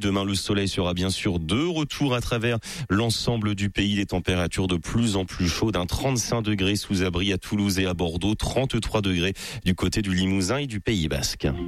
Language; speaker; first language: French; native; French